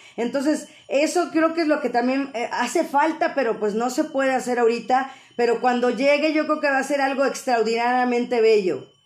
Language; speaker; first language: Spanish; native; Spanish